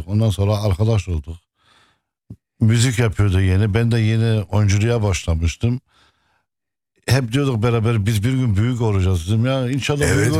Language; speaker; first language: Turkish; non-native, local second language; Arabic